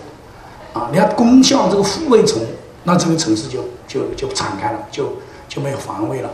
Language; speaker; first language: Chinese; native; Chinese